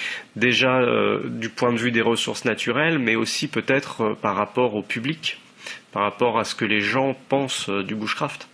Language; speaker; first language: French; native; French